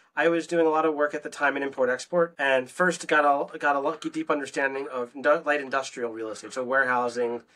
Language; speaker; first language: English; native; English